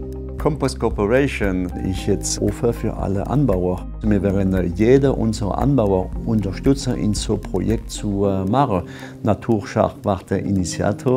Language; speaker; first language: German; non-native, fluent; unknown